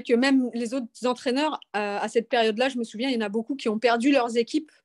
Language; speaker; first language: French; native; French